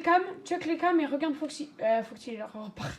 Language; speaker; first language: French; native; French